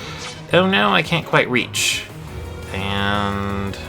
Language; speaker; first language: English; native; English